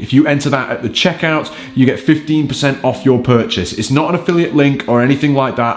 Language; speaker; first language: English; native; English